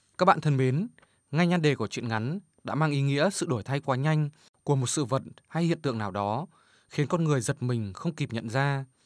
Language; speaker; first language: Vietnamese; native; Vietnamese